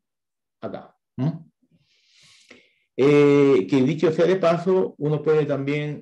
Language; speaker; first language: Spanish; native; Spanish